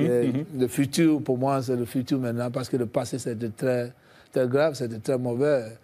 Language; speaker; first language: French; non-native, fluent; English